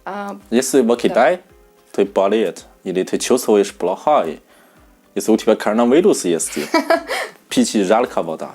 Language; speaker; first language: Russian; non-native, learner; Chinese